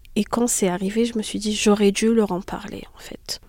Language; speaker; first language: French; non-native, local second language; Arabic